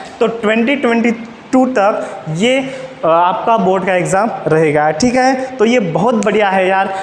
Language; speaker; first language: Hindi; non-native, local second language; Marathi